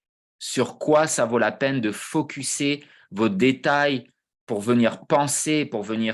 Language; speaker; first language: French; native; French